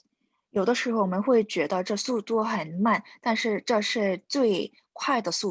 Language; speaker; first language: Chinese; non-native, fluent; Korean